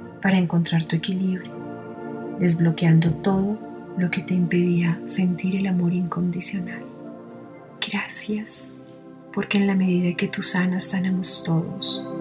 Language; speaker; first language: Spanish; native; Spanish